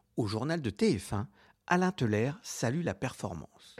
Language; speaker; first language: French; native; French